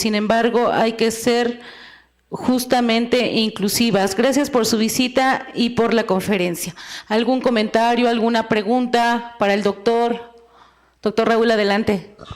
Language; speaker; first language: Spanish; native; Spanish